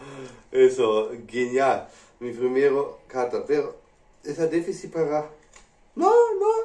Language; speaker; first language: Spanish; non-native, learner; English